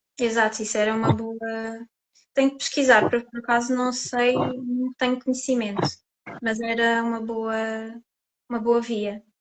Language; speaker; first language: Portuguese; native; Portuguese